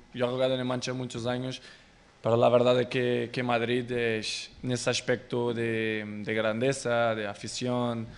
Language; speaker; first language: Spanish; non-native, fluent; Portuguese